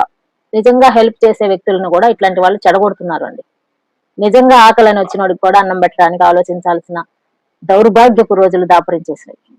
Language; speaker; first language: Telugu; native; Telugu